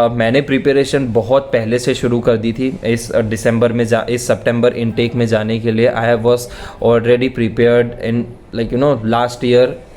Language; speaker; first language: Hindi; non-native, local second language; Gujarati